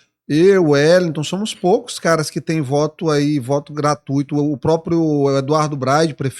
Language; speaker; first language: Portuguese; native; Portuguese